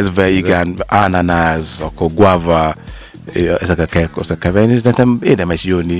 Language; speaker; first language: Hungarian; non-native, learner; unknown